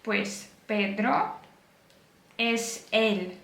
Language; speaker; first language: Spanish; non-native, fluent; Ukrainian